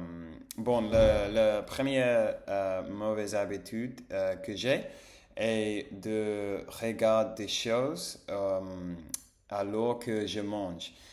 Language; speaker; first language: French; non-native, fluent; Spanish